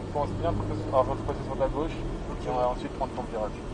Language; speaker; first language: French; native; French